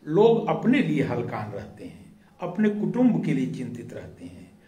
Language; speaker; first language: Hindi; native; Hindi